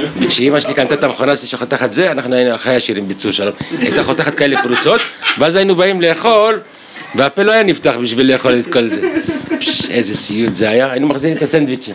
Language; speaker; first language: Hebrew; native; Hebrew